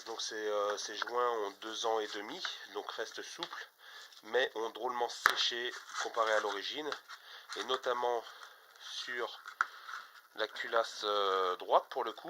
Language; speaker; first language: French; native; French